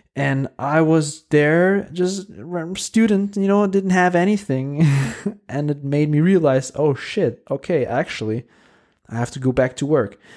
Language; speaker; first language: English; non-native, fluent; Portuguese